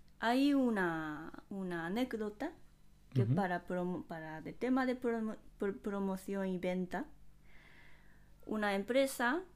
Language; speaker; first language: Spanish; non-native, fluent; Japanese